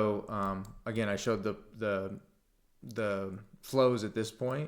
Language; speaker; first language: English; native; English